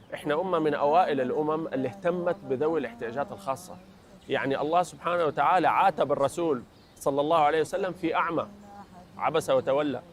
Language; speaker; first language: Arabic; native; Arabic